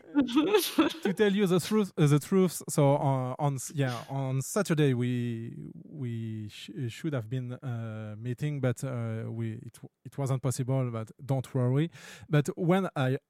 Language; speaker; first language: English; non-native, fluent; French